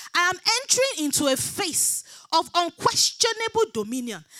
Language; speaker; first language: English; non-native, local second language; Yoruba